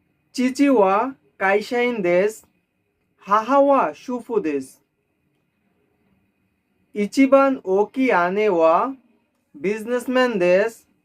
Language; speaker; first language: Japanese; non-native, learner; Bangla